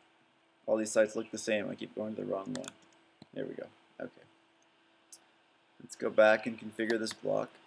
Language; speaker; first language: English; native; English